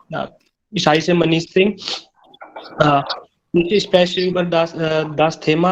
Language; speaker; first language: German; non-native, learner; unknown